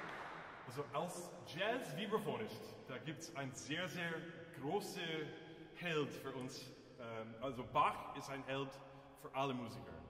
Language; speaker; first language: German; non-native, fluent; English